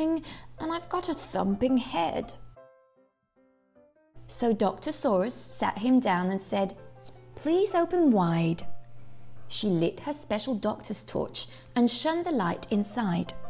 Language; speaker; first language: English; native; English